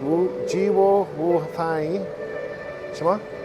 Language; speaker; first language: Chinese; non-native, learner; English